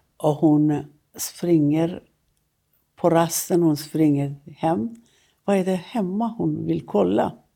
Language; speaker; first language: Swedish; non-native, fluent; Persian